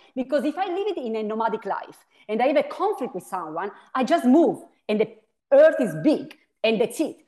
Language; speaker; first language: English; non-native, fluent; Italian